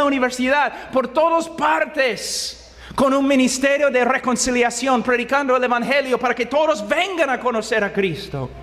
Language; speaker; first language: Spanish; non-native, fluent; English